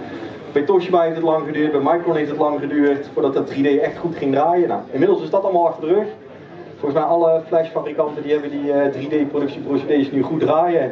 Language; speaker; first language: Dutch; native; Dutch